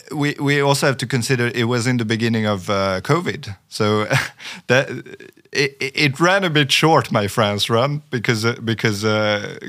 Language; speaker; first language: English; non-native, fluent; French